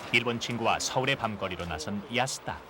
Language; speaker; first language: Korean; native; Korean